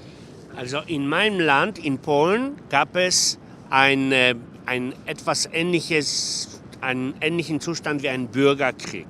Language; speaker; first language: German; non-native, fluent; Polish